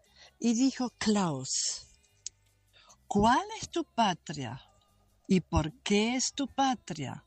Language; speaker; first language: Spanish; non-native, local second language; German